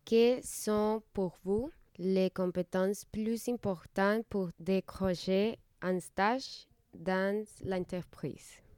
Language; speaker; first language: French; non-native, learner; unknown